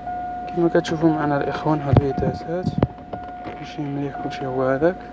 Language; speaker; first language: Arabic; native; Arabic